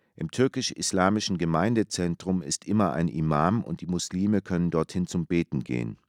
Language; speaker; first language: German; early bilingual, other home language; Turkish